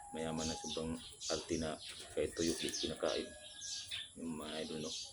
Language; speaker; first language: Filipino; non-native, local second language; Cebuano